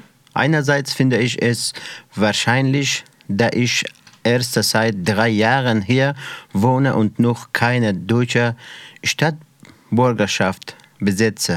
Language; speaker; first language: German; non-native, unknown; Persian